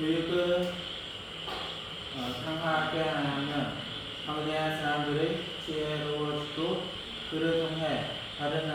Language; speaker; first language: Korean; non-native, learner; Khmer